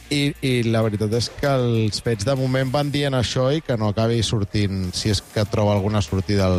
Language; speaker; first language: Catalan; native; Catalan